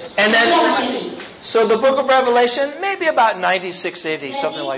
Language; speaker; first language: English; native; English